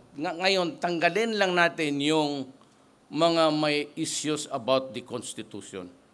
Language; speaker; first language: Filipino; non-native, local second language; Cebuano